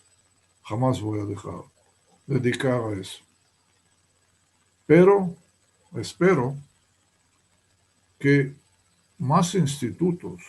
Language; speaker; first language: Spanish; non-native, fluent; Hebrew